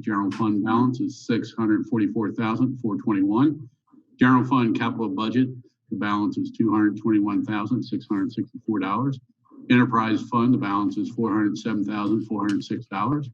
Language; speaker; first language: English; native; English